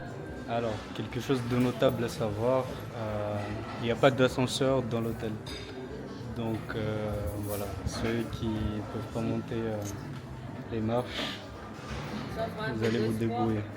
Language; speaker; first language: French; native; French